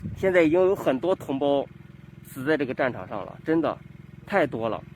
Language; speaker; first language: Chinese; native; Chinese